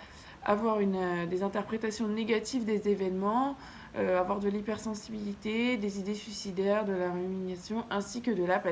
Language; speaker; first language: French; native; French